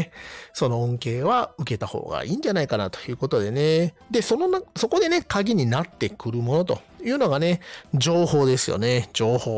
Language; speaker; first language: Japanese; native; Japanese